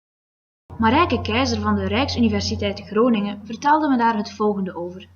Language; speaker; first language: Dutch; native; Dutch